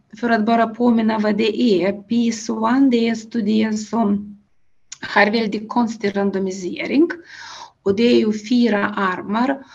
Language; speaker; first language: Swedish; non-native, fluent; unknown